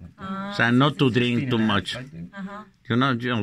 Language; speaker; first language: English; non-native, learner; Spanish